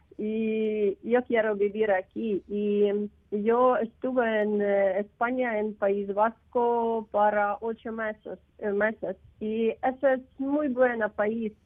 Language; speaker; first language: Spanish; non-native, learner; Ukrainian